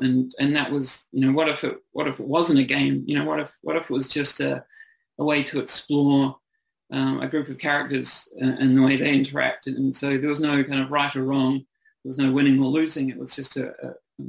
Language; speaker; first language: English; native; English